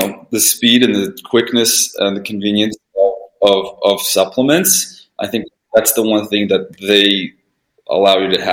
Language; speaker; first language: English; early bilingual, other home language; Russian